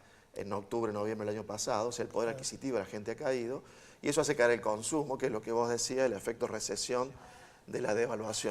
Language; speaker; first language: Spanish; native; Spanish